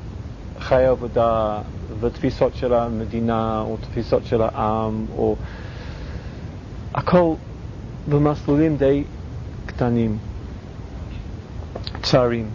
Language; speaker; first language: Hebrew; non-native, fluent; English